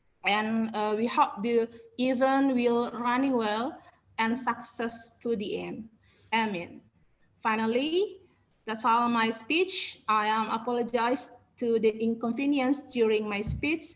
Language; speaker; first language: English; non-native, learner; Indonesian